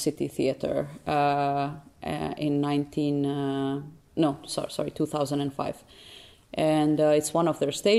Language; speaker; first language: English; non-native, fluent; Albanian